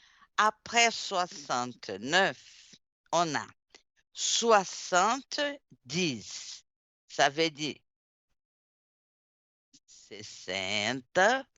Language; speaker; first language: French; non-native, fluent; Portuguese